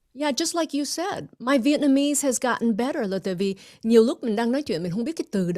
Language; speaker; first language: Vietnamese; early bilingual, heritage; English